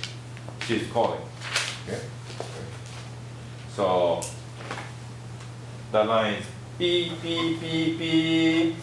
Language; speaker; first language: English; non-native, fluent; Japanese